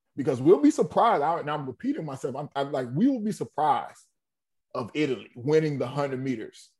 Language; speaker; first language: English; native; English